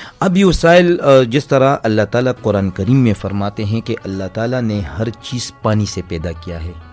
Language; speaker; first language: Urdu; non-native, local second language; Pashto